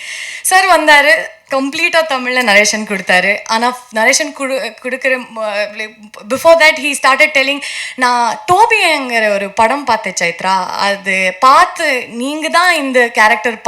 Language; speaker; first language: Tamil; non-native, learner; Kannada